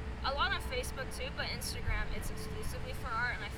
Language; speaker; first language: English; native; English